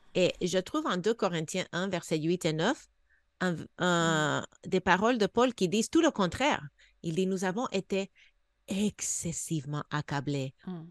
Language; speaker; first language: French; non-native, fluent; English